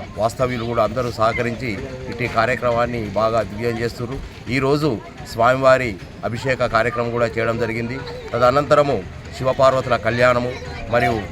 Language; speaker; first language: Telugu; native; Telugu